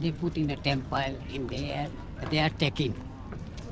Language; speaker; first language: English; non-native, learner; Hindi